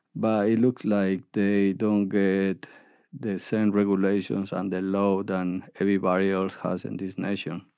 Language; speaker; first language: English; non-native, fluent; Spanish